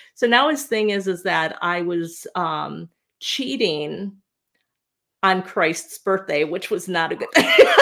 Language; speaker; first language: English; native; English